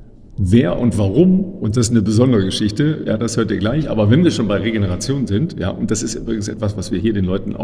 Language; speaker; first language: German; native; German